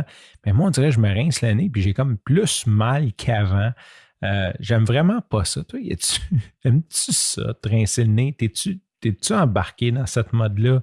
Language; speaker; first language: French; native; French